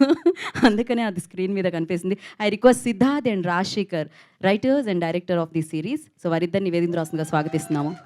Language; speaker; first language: Telugu; native; Telugu